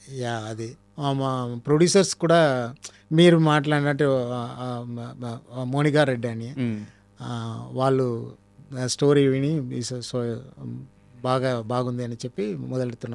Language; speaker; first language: Telugu; non-native, fluent; Tamil